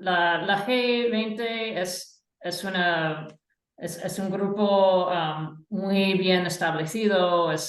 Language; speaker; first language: Spanish; non-native, fluent; English